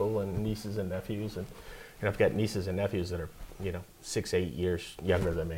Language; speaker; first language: English; native; English